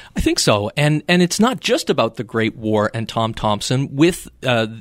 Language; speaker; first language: English; native; English